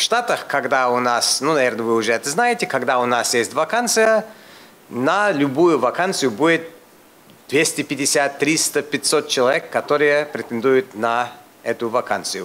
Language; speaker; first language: Russian; non-native, fluent; English